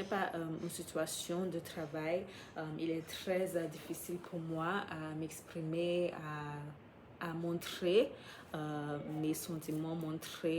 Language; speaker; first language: French; non-native, fluent; English